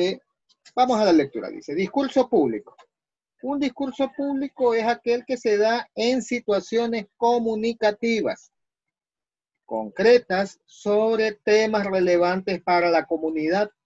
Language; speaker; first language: Spanish; native; Spanish